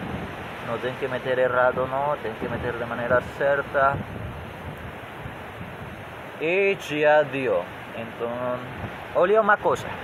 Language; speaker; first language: Portuguese; non-native, learner; Spanish